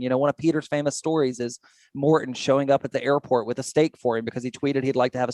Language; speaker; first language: English; native; English